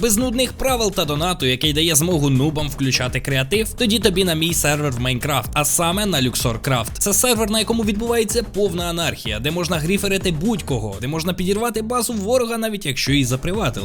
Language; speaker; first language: Ukrainian; non-native, local second language; Russian